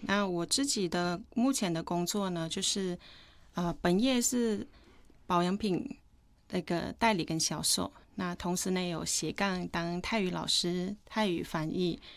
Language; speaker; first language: Chinese; non-native, fluent; Thai